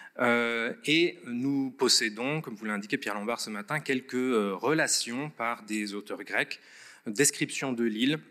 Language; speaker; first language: French; native; French